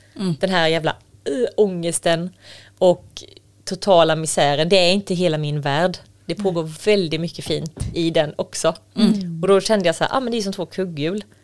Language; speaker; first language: Swedish; native; Swedish